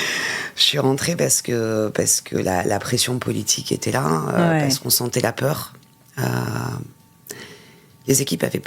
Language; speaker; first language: French; native; French